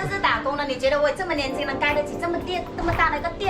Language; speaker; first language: Chinese; native; Chinese